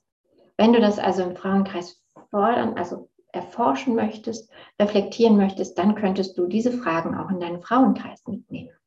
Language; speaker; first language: German; native; German